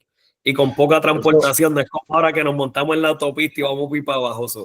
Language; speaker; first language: Spanish; native; Spanish